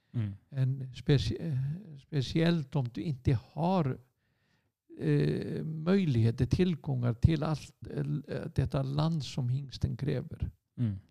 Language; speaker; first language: Swedish; non-native, fluent; Icelandic